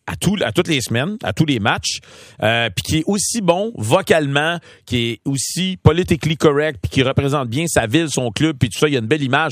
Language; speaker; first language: French; native; French